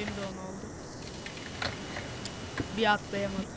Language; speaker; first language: Turkish; native; Turkish